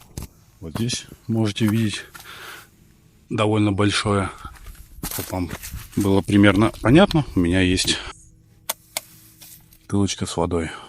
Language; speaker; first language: Russian; native; Russian